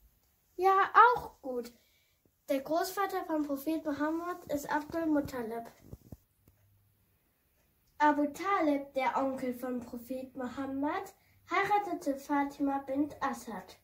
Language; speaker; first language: German; non-native, fluent; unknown